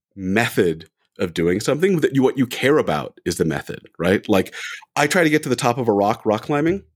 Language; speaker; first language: English; native; English